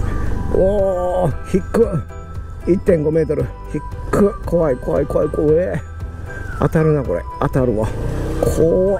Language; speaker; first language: Japanese; native; Japanese